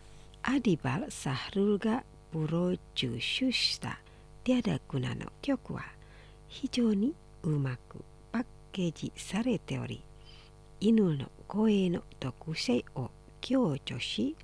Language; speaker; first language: Japanese; non-native, fluent; Indonesian